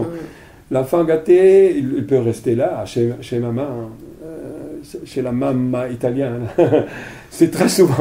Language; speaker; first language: French; non-native, fluent; Italian